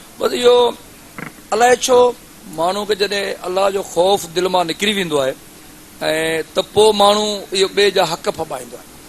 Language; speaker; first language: Sindhi; native; Sindhi